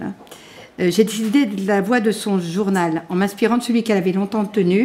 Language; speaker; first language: French; native; French